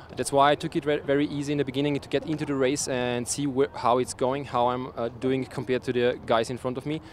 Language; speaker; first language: English; non-native, fluent; German